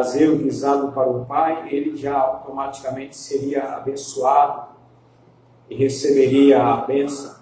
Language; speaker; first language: Portuguese; native; Portuguese